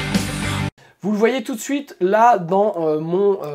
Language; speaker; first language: French; native; French